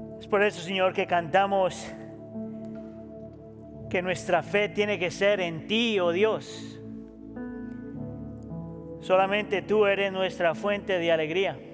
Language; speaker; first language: Spanish; native; Spanish